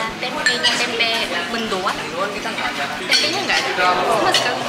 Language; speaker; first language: Korean; non-native, local second language; Indonesian